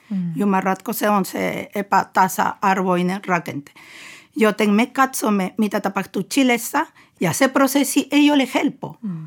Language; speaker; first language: Finnish; non-native, fluent; Spanish